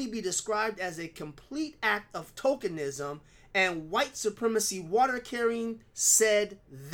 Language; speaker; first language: English; native; English